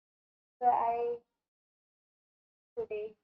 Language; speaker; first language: English; non-native, learner; Hindi